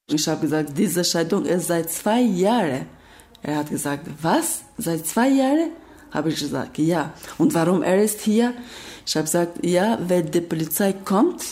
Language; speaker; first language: German; non-native, learner; Albanian